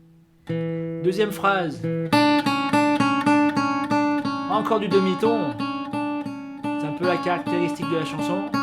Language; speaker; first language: French; native; French